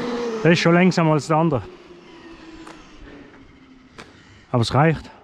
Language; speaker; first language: German; non-native, fluent; French